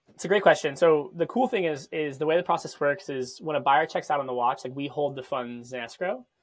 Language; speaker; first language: English; native; English